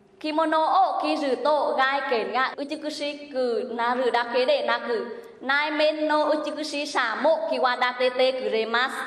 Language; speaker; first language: Japanese; non-native, fluent; Vietnamese